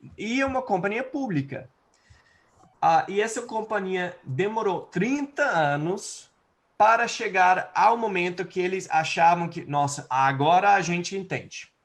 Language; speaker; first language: Portuguese; non-native, fluent; English